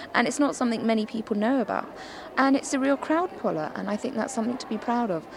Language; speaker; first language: English; native; English